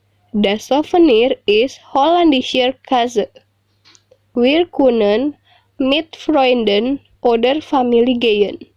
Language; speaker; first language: German; non-native, learner; Indonesian